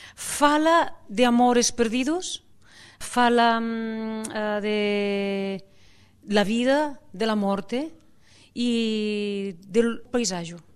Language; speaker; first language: Spanish; non-native, local second language; Catalan